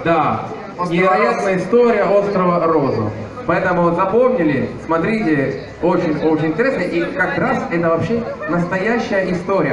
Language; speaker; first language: Russian; non-native, fluent; Italian